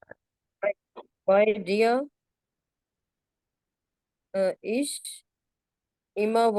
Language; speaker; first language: German; non-native, learner; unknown